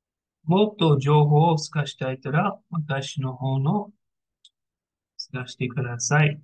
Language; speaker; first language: Japanese; non-native, learner; English